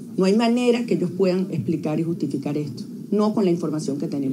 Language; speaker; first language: Spanish; native; Spanish